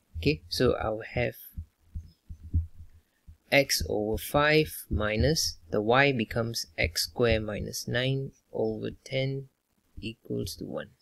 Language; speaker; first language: English; non-native, local second language; Malay